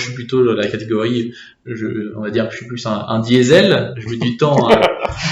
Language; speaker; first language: French; native; French